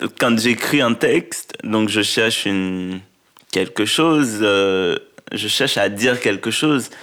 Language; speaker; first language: French; non-native, local second language; Haitian Creole